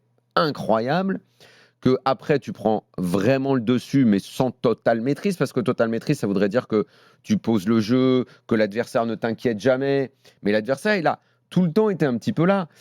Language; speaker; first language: French; native; French